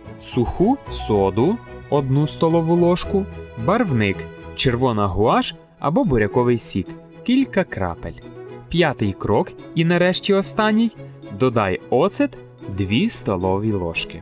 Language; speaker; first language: Ukrainian; native; Ukrainian